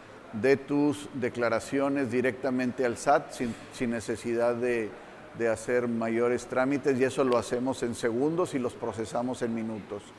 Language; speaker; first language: Spanish; native; Spanish